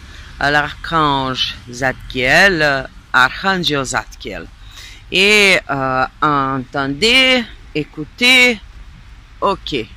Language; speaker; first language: French; non-native, fluent; Serbian